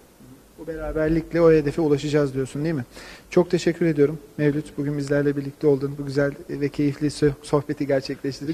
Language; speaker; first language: Turkish; native; Turkish